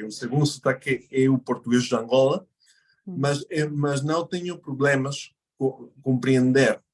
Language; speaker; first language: Portuguese; non-native, fluent; Spanish